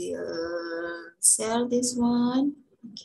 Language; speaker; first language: English; non-native, fluent; Indonesian